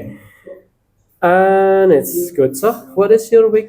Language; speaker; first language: English; non-native, learner; Indonesian